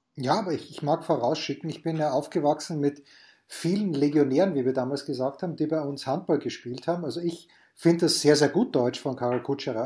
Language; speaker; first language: German; native; German